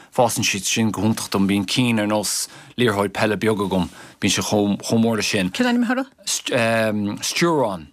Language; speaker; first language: Irish; native; Irish